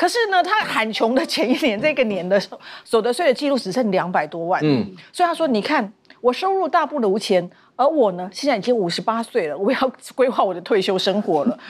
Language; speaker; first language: Chinese; native; Chinese